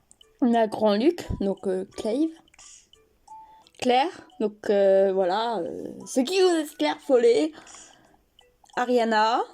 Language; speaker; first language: French; native; French